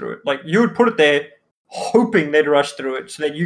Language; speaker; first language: English; non-native, local second language; Afrikaans